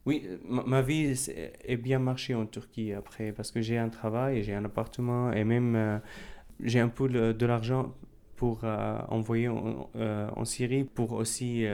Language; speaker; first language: French; non-native, fluent; Arabic